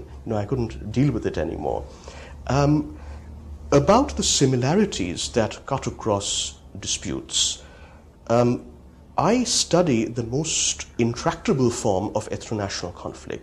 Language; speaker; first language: English; non-native, local second language; Bangla